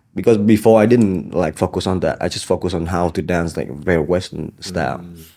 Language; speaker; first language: English; non-native, fluent; Vietnamese